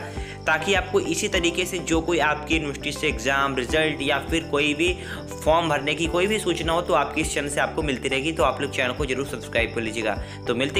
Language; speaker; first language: Hindi; native; Hindi